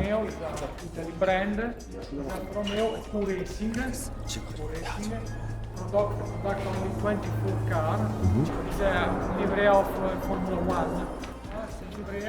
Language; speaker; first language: English; non-native, learner; Italian